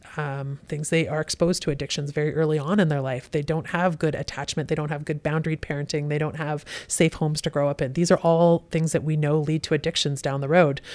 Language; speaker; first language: English; native; English